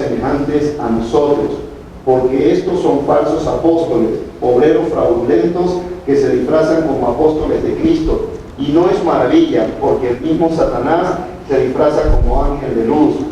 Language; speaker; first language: Spanish; native; Spanish